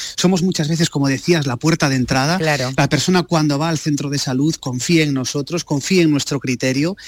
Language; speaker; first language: Spanish; native; Spanish